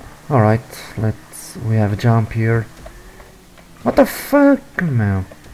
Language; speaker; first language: English; non-native, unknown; Portuguese